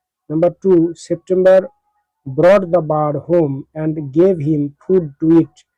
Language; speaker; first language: English; non-native, local second language; Bangla